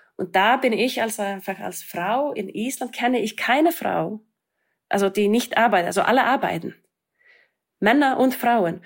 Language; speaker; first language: German; non-native, fluent; Icelandic